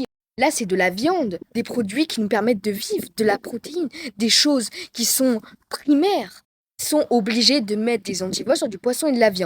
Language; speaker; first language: French; native; French